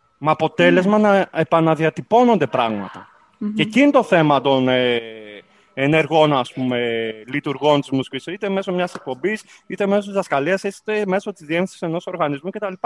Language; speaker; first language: Greek; native; Greek